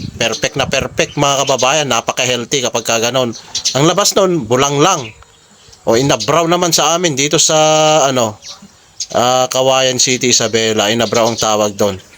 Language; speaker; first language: Filipino; non-native, local second language; Iloko